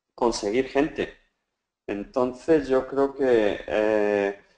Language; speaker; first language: Spanish; native; Spanish